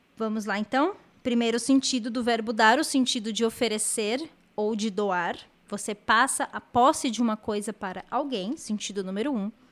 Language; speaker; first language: Portuguese; native; Portuguese